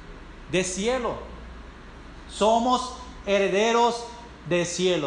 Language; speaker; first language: Spanish; non-native, fluent; English